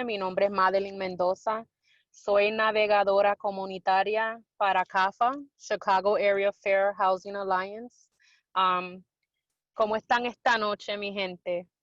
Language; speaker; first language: Spanish; early bilingual, heritage; Spanish